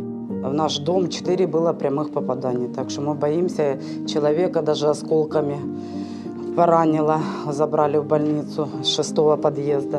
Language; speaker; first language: Russian; native; Russian